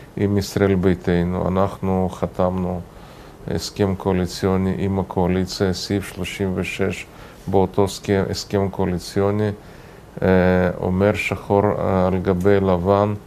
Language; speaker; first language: Hebrew; early bilingual, other home language; Russian